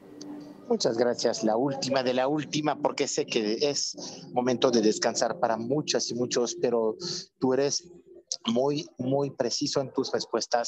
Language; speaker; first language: Spanish; native; Spanish